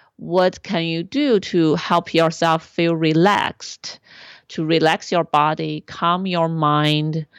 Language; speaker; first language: English; non-native, fluent; Chinese